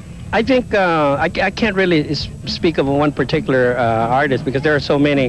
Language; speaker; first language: English; early bilingual, other home language; Spanish